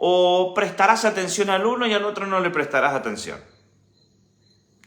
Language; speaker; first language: Spanish; native; Spanish